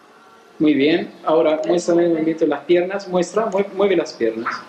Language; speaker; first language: Spanish; native; Spanish